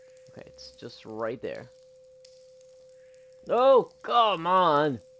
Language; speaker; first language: English; native; English